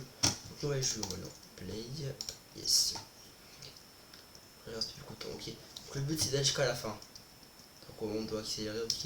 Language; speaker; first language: French; native; French